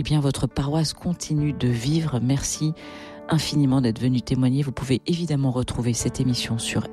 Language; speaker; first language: French; native; French